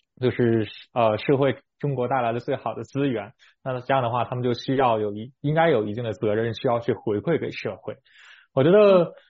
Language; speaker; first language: Chinese; native; Chinese